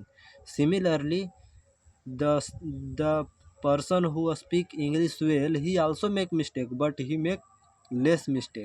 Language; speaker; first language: English; non-native, learner; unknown